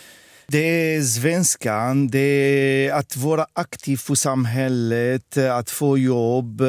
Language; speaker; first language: Swedish; non-native, fluent; Arabic